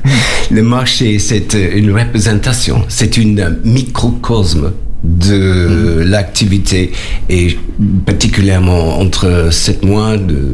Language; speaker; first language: French; non-native, learner; English